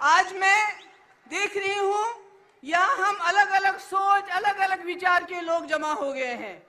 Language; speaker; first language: Hindi; native; Hindi